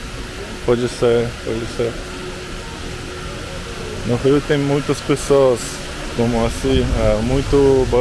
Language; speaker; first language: Portuguese; non-native, learner; Russian